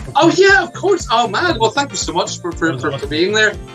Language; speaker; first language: English; native; English